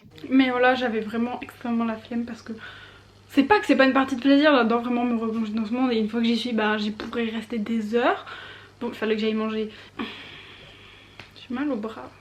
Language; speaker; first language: French; native; French